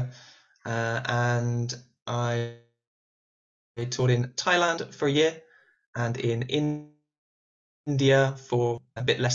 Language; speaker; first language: English; native; English